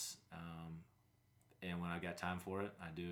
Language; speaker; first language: English; native; English